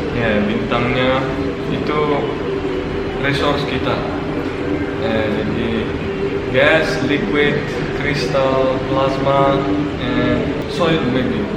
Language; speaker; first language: Indonesian; non-native, fluent; Turkmen